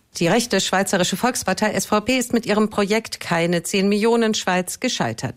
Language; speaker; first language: German; native; German